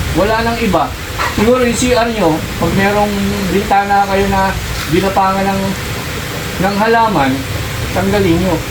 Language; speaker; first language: Filipino; native; Filipino